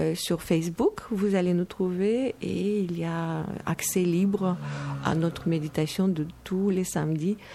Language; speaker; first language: French; non-native, fluent; Romanian